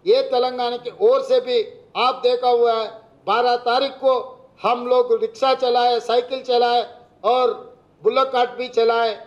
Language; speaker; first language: Hindi; non-native, local second language; Telugu